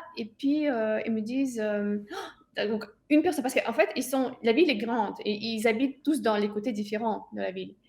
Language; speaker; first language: French; non-native, fluent; Russian